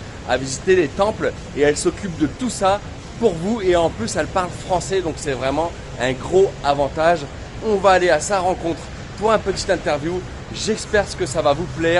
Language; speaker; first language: French; native; French